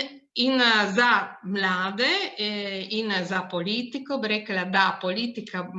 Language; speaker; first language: Slovenian; non-native, local second language; Italian